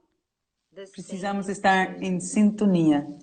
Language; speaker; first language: Portuguese; non-native, learner; English